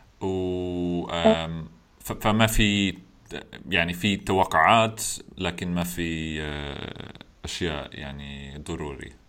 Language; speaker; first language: Arabic; non-native, learner; English